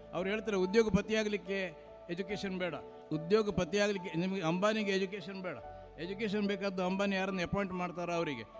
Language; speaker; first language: Kannada; non-native, local second language; Marathi